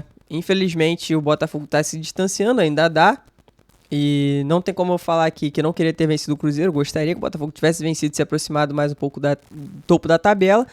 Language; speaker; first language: Portuguese; native; Portuguese